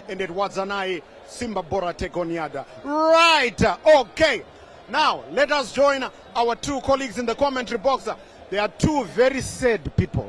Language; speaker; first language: English; non-native, local second language; Shona